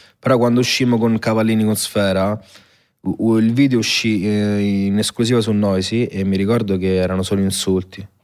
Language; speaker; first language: Italian; native; Italian